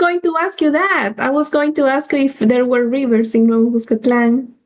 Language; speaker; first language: English; non-native, fluent; Spanish